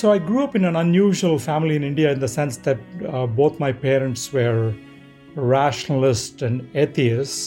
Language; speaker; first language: English; non-native, local second language; Telugu